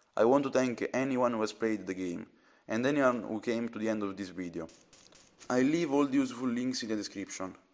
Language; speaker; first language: English; non-native, fluent; Italian